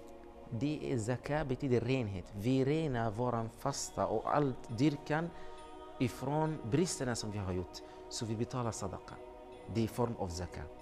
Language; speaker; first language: Swedish; non-native, fluent; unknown